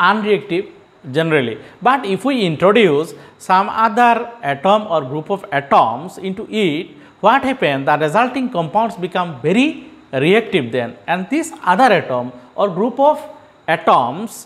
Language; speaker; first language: English; non-native, local second language; Bangla